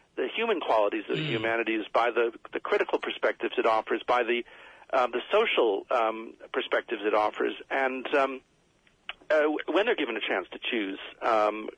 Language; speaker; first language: English; native; English